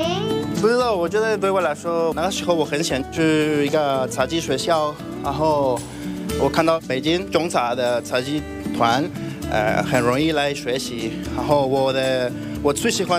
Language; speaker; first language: Chinese; non-native, fluent; Spanish